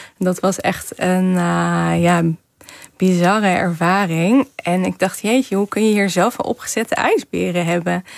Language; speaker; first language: Dutch; early bilingual, other home language; Kazakh